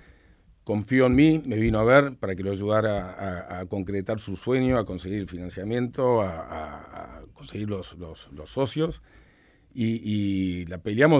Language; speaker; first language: Spanish; native; Spanish